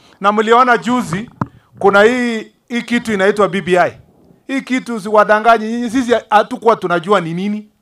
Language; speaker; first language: Swahili; non-native, local second language; Kalenjin